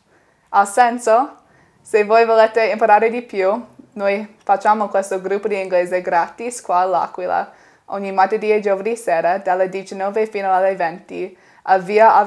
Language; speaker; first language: Italian; non-native, fluent; English